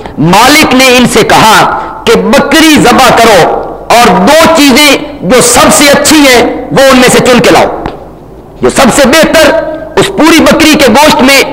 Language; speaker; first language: Urdu; non-native, local second language; Punjabi